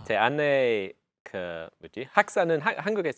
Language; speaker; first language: Korean; non-native, fluent; English